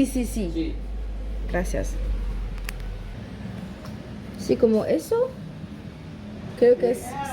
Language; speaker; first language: Spanish; non-native, learner; English